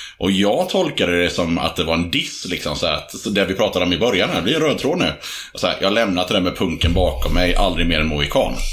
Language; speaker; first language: Swedish; native; Swedish